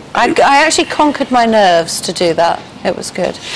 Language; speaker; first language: English; native; English